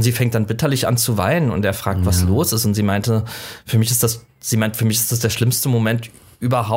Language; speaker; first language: German; native; German